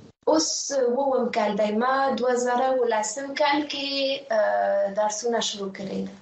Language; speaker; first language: Pashto; non-native, fluent; French